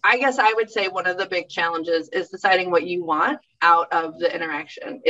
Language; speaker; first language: English; native; English